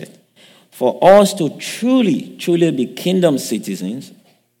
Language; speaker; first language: English; non-native, local second language; Yoruba